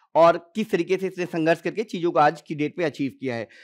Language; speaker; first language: Hindi; native; Hindi